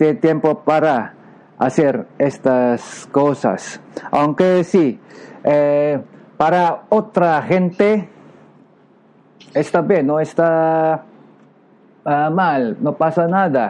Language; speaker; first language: Spanish; non-native, learner; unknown